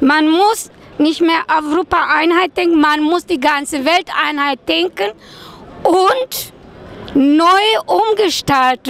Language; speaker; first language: German; non-native, fluent; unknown